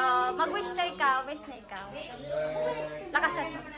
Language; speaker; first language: Filipino; non-native, local second language; Cebuano